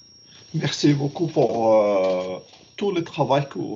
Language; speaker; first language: French; non-native, fluent; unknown